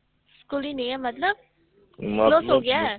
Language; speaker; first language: Urdu; native; Urdu